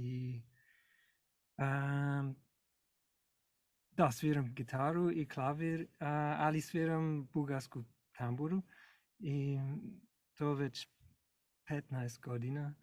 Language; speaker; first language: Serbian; non-native, learner; English